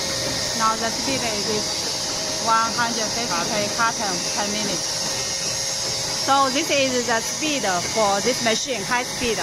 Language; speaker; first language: English; non-native, learner; Chinese